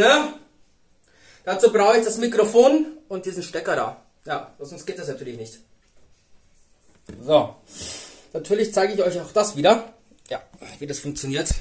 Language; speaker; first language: German; native; German